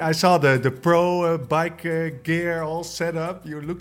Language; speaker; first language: English; non-native, fluent; Dutch